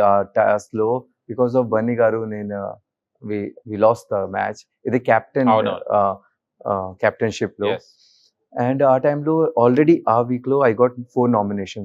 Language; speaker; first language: Telugu; non-native, local second language; Hindi